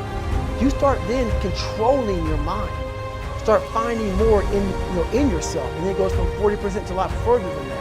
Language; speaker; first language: English; native; English